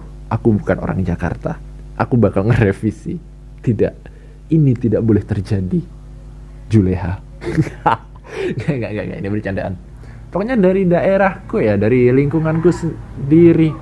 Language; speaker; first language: Indonesian; native; Indonesian